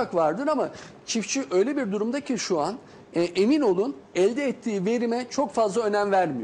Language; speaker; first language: Turkish; native; Turkish